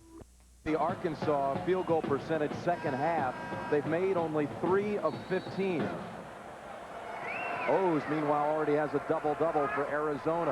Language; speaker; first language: English; native; English